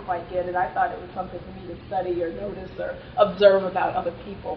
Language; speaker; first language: English; native; English